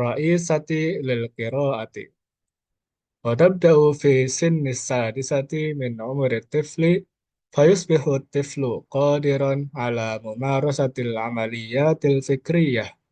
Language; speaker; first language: Arabic; non-native, learner; Indonesian